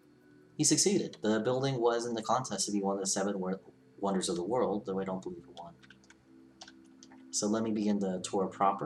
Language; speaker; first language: English; native; English